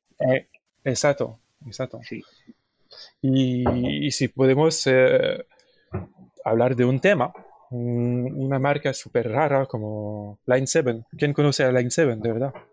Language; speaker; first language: Spanish; non-native, fluent; French